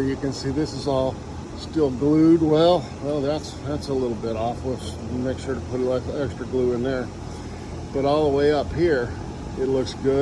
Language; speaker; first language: English; native; English